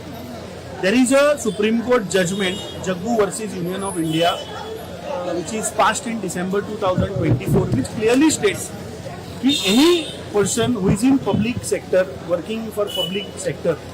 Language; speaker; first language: English; non-native, local second language; Konkani